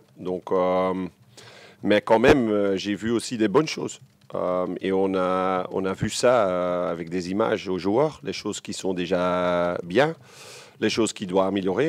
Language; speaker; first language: French; non-native, local second language; Dutch